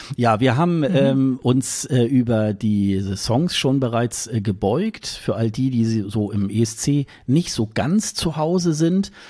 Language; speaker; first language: German; native; German